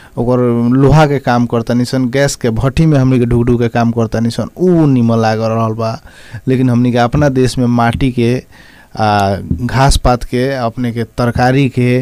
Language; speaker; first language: Bhojpuri; native; Bhojpuri